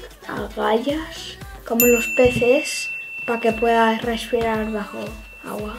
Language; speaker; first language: Spanish; early bilingual, heritage; Spanish